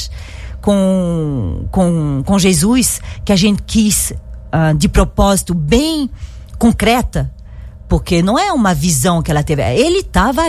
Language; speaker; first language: Portuguese; non-native, fluent; French